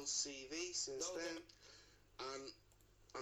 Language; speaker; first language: English; native; English